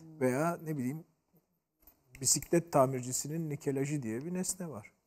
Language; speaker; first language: Turkish; native; Turkish